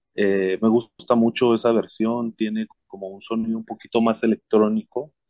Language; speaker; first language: Spanish; native; Spanish